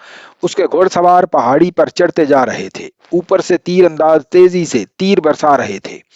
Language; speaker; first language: Urdu; native; Urdu